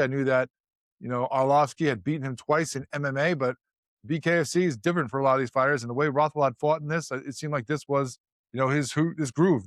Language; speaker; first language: English; native; English